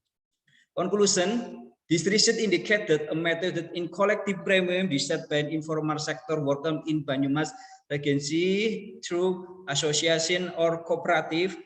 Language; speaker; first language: English; non-native, learner; Indonesian